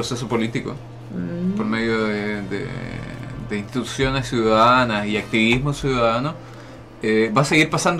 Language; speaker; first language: Spanish; native; Spanish